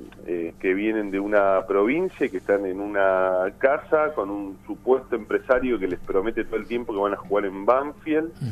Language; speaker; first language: Spanish; native; Spanish